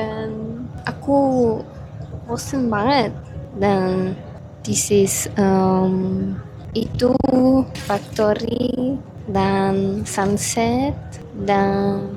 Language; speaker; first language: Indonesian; non-native, learner; Czech